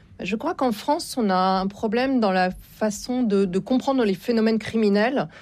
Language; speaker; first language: French; native; French